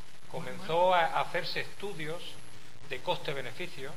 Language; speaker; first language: Spanish; native; Spanish